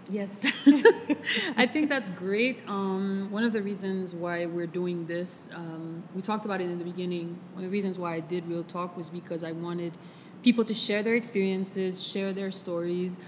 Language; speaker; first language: English; non-native, fluent; Haitian Creole